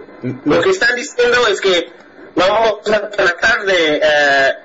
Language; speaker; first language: Spanish; non-native, fluent; English